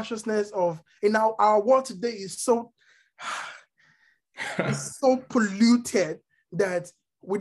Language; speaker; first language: English; non-native, local second language; Yoruba